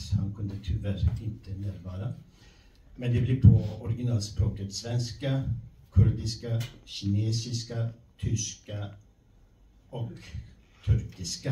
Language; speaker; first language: Swedish; non-native, fluent; Kurdish